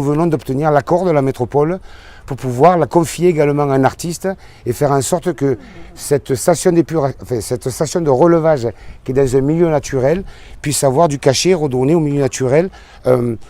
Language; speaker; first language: French; native; French